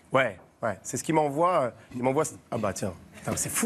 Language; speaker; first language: French; native; French